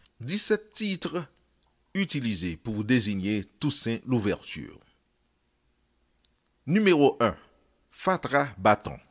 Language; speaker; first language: French; non-native, local second language; Haitian Creole